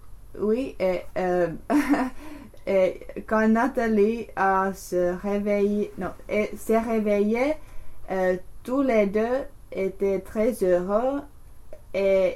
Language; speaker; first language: French; non-native, learner; English